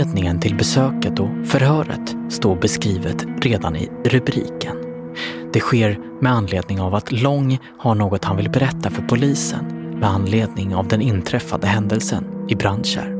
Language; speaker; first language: Swedish; native; Swedish